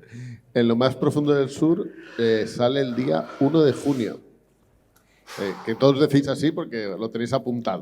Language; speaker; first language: Spanish; native; Spanish